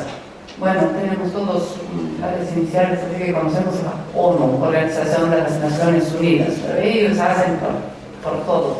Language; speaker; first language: Spanish; non-native, fluent; Romanian